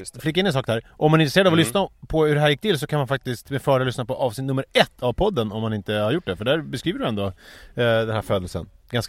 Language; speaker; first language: Swedish; native; Swedish